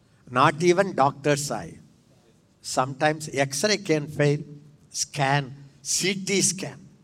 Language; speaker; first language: English; non-native, local second language; Tamil